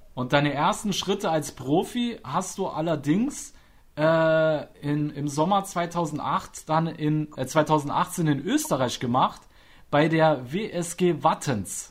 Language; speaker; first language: German; native; German